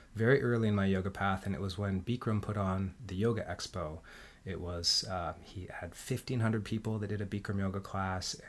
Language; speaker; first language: English; early bilingual, heritage; Spanish